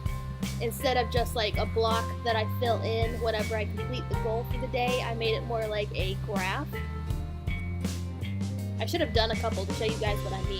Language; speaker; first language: English; native; English